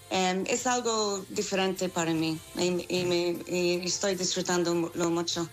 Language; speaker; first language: Spanish; non-native, fluent; English